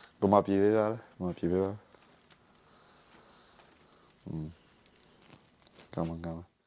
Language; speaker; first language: Burmese; non-native, local second language; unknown